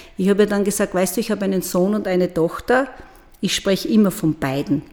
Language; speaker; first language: German; native; German